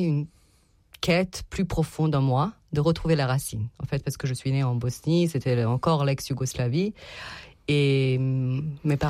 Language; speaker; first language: French; non-native, fluent; Serbian